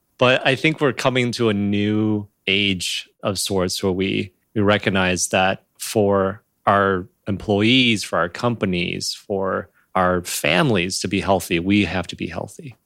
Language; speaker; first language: English; early bilingual, other home language; Chinese